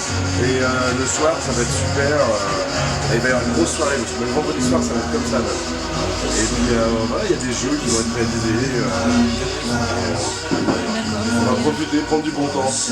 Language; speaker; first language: French; native; French